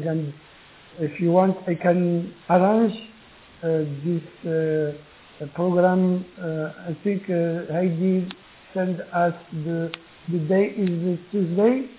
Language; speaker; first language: English; non-native, learner; Arabic